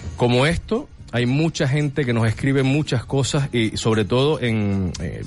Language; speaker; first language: Spanish; native; Spanish